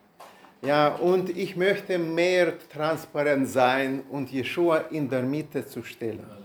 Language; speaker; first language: German; non-native, learner; Russian